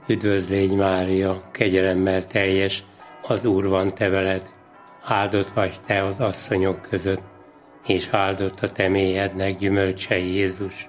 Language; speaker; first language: Hungarian; native; Hungarian